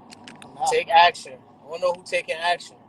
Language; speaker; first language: English; native; English